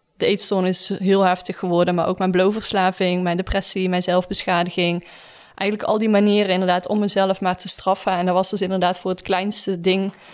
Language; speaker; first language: Dutch; native; Dutch